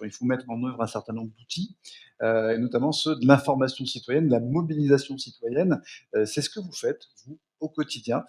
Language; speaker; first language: French; native; French